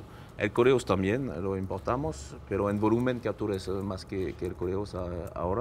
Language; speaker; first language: Spanish; non-native, fluent; French